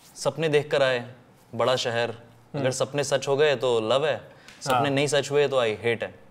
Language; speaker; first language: Hindi; native; Hindi